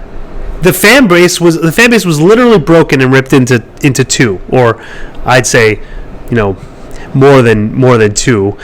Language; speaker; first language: English; native; English